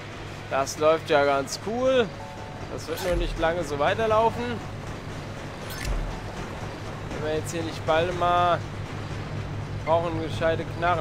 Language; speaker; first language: German; native; German